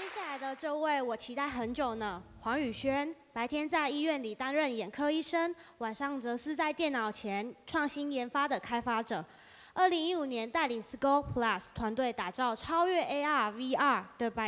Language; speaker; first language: Chinese; native; Chinese